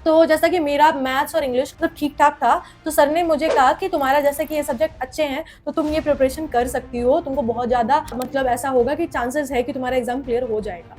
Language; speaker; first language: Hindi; native; Hindi